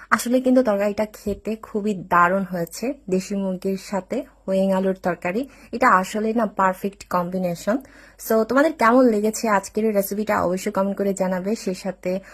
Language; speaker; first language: Bangla; non-native, local second language; Chakma